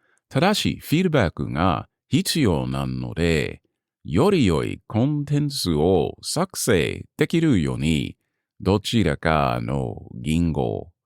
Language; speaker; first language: Japanese; non-native, learner; English